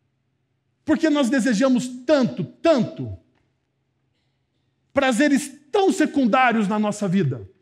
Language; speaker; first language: Portuguese; native; Portuguese